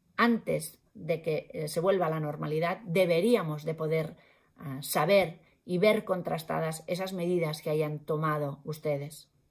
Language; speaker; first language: Spanish; non-native, local second language; Catalan